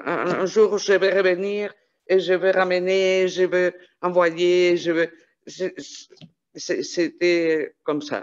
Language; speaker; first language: French; non-native, fluent; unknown